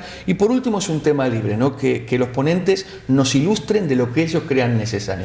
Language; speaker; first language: Spanish; native; Spanish